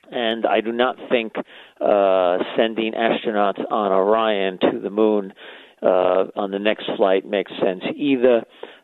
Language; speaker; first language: English; native; English